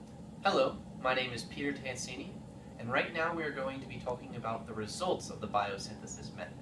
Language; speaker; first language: English; native; English